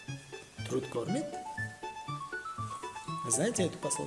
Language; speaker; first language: Russian; non-native, local second language; Tajik